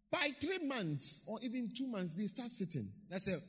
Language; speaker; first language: English; non-native, local second language; Akan